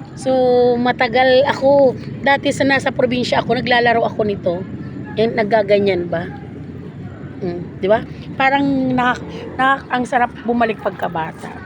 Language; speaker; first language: Filipino; native; Filipino